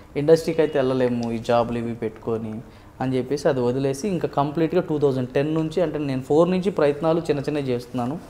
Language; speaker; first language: Telugu; native; Telugu